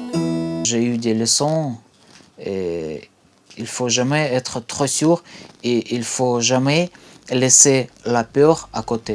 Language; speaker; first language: French; non-native, fluent; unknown